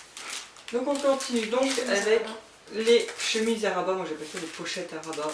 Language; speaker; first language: French; native; French